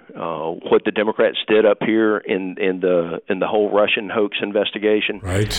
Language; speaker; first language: English; native; English